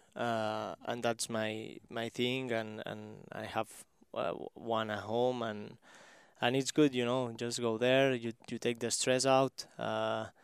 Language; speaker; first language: English; non-native, fluent; Spanish